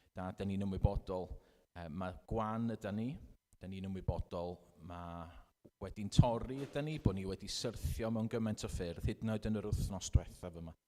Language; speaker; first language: Welsh; native; Welsh